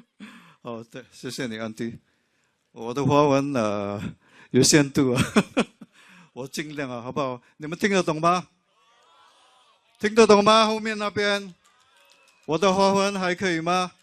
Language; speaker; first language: Chinese; non-native, local second language; English